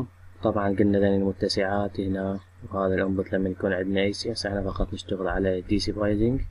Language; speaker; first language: Arabic; native; Arabic